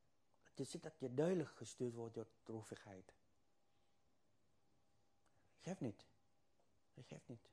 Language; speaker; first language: Dutch; non-native, fluent; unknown